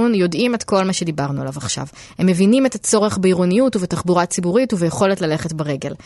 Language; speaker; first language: Hebrew; native; Hebrew